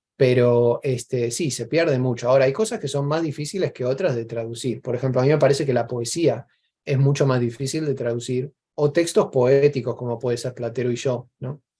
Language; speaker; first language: Spanish; native; Spanish